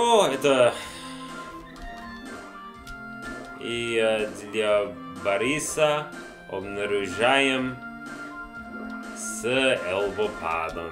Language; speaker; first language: Russian; non-native, learner; English